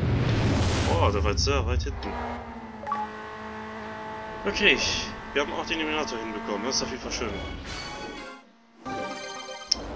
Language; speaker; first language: German; native; German